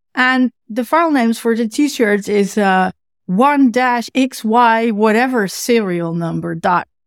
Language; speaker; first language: English; non-native, fluent; Dutch